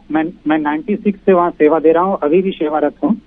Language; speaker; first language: Hindi; native; Hindi